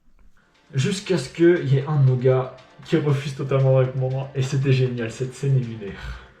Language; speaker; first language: French; native; French